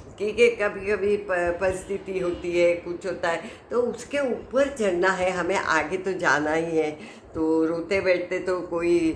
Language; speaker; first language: Hindi; non-native, local second language; Marathi